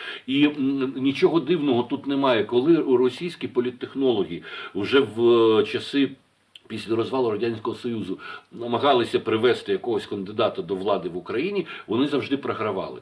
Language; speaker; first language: Ukrainian; native; Ukrainian